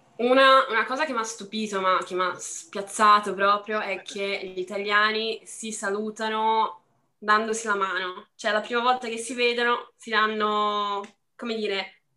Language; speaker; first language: Italian; non-native, fluent; Portuguese